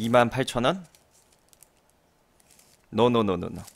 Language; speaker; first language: Korean; native; Korean